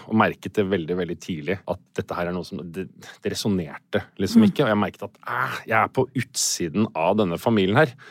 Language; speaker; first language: Norwegian; native; Norwegian